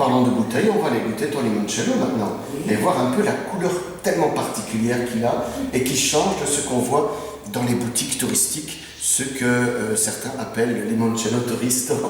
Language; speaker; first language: French; native; French